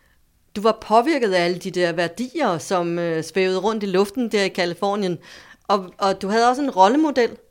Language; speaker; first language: Danish; native; Danish